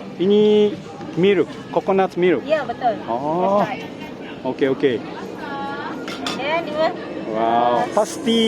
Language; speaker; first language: Indonesian; non-native, learner; Japanese